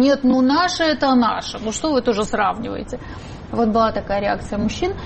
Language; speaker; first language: Russian; native; Russian